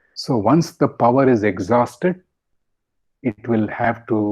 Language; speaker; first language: English; non-native, local second language; Kannada